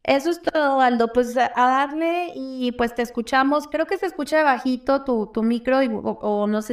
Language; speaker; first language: Spanish; native; Spanish